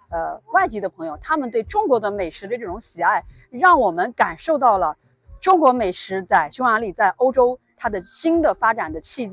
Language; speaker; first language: Chinese; native; Chinese